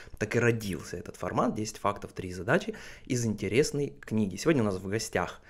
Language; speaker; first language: Russian; native; Russian